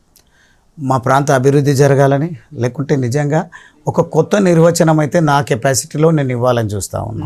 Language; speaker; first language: Telugu; native; Telugu